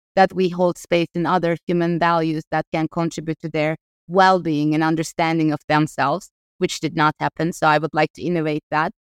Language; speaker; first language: English; non-native, fluent; Turkish